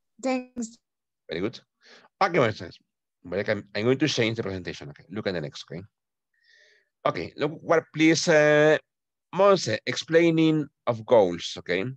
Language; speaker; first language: English; non-native, fluent; Spanish